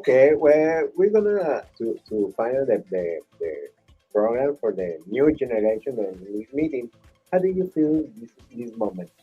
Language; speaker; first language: English; non-native, learner; Spanish